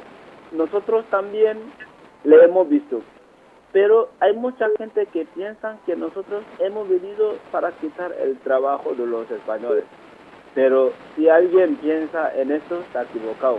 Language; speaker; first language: Spanish; non-native, fluent; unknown